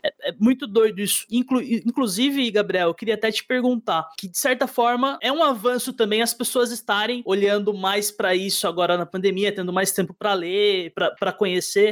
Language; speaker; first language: Portuguese; native; Portuguese